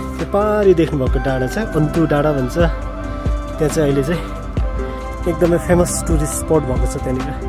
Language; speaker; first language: Nepali; native; Nepali